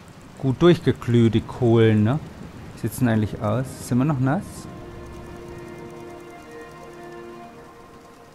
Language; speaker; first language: German; native; German